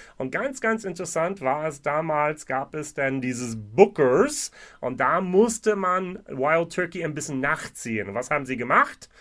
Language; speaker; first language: German; non-native, fluent; English